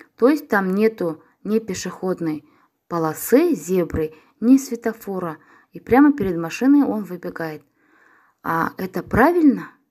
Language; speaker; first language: Russian; non-native, local second language; Kazakh